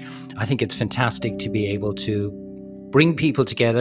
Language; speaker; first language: English; native; English